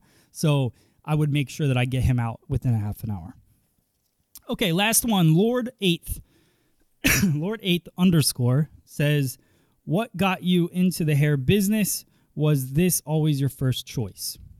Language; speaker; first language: English; native; English